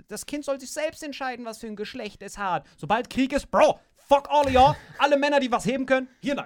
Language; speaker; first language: German; native; German